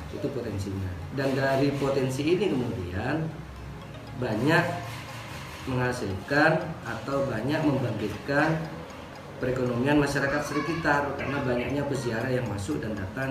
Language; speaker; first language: Indonesian; non-native, local second language; Madurese